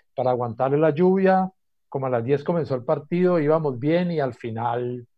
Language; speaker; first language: Spanish; native; Spanish